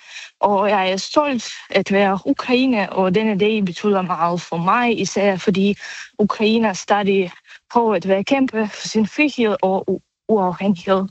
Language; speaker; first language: Danish; non-native, fluent; Ukrainian